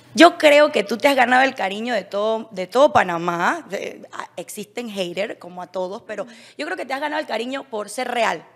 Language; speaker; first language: Spanish; native; Spanish